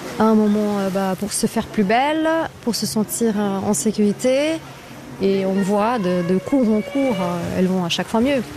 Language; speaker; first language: French; non-native, fluent; Portuguese